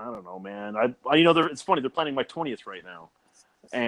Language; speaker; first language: English; native; English